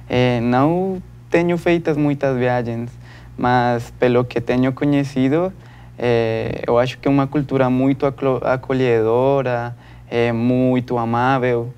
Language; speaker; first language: Portuguese; non-native, learner; Spanish